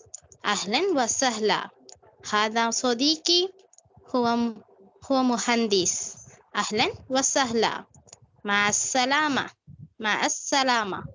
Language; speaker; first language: Arabic; non-native, learner; Tamil